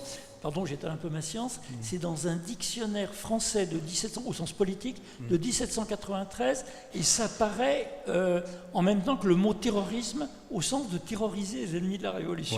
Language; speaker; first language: French; native; French